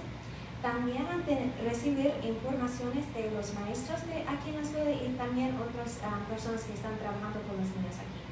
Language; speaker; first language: Spanish; non-native, learner; English